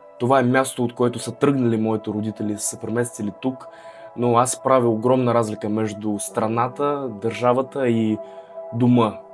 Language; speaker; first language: Bulgarian; early bilingual, other home language; Russian